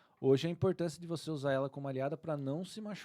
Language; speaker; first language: Portuguese; native; Portuguese